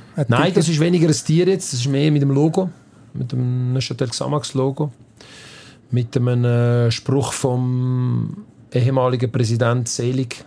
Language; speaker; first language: German; early bilingual, other home language; Italian